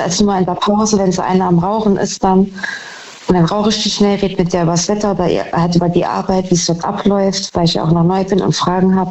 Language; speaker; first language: German; native; German